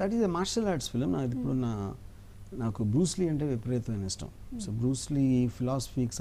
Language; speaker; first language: Telugu; native; Telugu